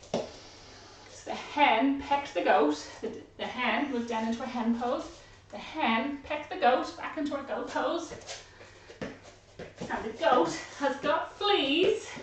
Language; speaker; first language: English; native; English